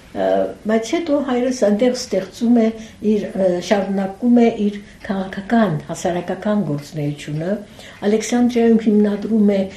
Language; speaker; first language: Armenian; early bilingual, heritage; Armenian